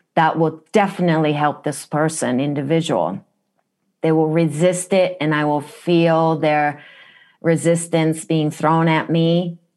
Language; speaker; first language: English; non-native, fluent; Japanese